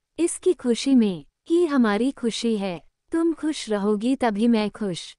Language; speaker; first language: Hindi; native; Hindi